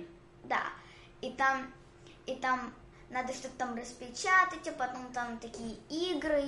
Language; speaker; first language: Russian; early bilingual, heritage; Russian